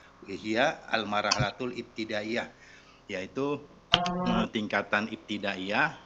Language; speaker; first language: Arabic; non-native, learner; Indonesian